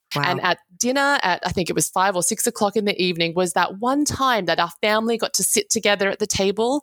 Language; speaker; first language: English; native; English